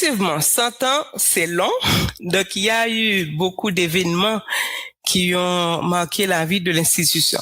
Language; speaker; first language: French; non-native, local second language; Haitian Creole